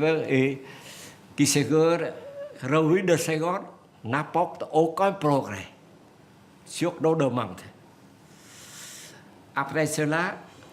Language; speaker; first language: French; non-native, fluent; Vietnamese